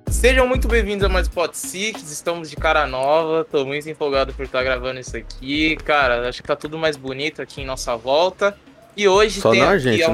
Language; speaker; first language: Portuguese; native; Portuguese